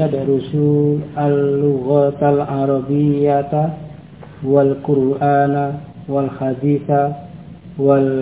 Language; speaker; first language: Arabic; non-native, learner; Indonesian